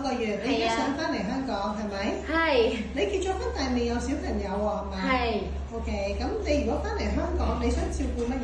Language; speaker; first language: Cantonese; native; Cantonese